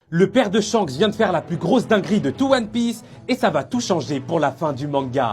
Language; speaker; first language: French; native; French